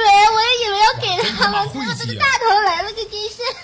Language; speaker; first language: Chinese; native; Chinese